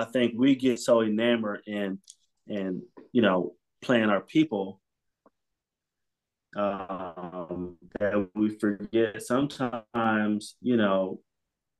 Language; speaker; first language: English; native; English